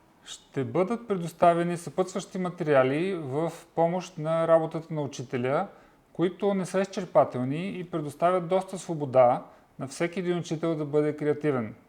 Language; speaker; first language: Bulgarian; native; Bulgarian